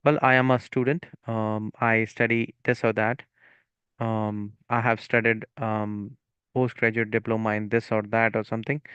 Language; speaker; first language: English; non-native, local second language; Punjabi